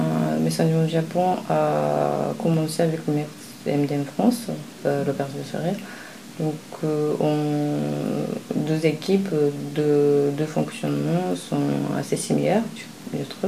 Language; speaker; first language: French; non-native, fluent; Japanese